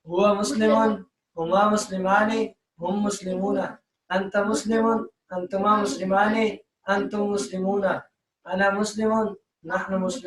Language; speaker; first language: Arabic; non-native, learner; Urdu